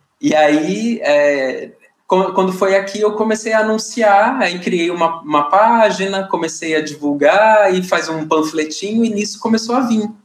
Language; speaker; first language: Portuguese; native; Portuguese